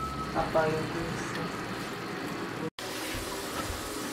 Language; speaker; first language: Korean; early bilingual, heritage; Korean